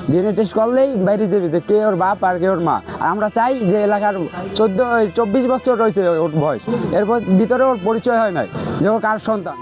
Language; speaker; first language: Bangla; native; Bangla